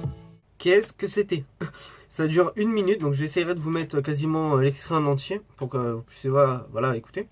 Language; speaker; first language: French; native; French